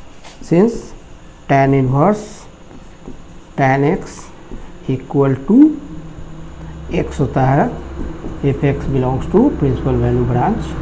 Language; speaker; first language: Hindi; native; Hindi